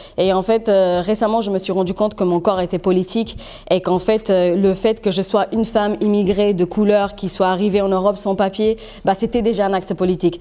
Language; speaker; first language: French; non-native, fluent; English